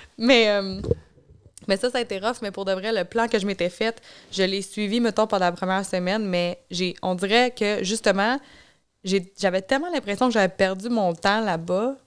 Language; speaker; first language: French; native; French